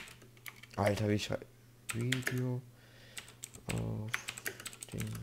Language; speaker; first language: German; native; German